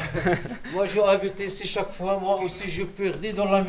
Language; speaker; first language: French; non-native, local second language; Arabic